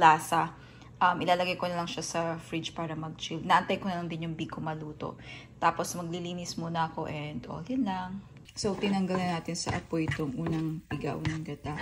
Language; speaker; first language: Filipino; native; Filipino